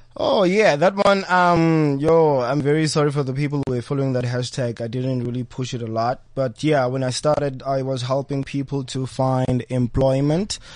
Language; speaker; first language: English; non-native, local second language; Venda